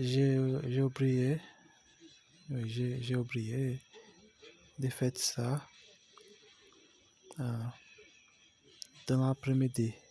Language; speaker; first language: French; non-native, learner; Portuguese